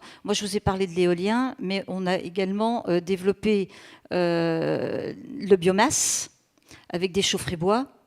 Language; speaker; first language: French; native; French